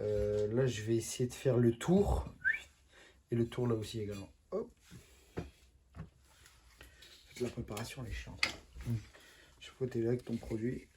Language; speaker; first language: French; native; French